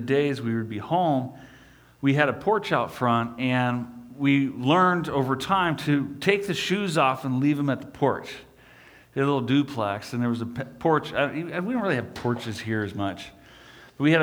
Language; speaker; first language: English; native; English